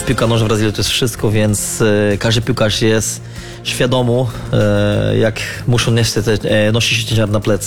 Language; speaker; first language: Polish; non-native, learner; Portuguese